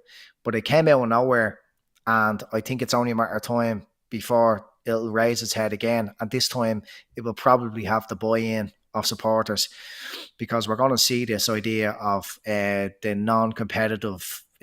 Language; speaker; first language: English; native; English